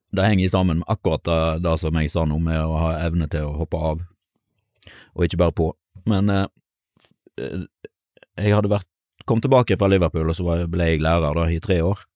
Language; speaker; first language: Norwegian; native; Norwegian